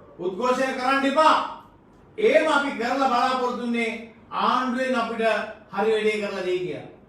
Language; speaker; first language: Sinhala; non-native, local second language; Tamil